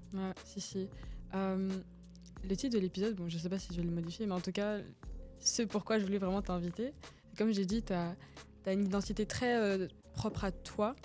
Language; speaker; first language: French; native; French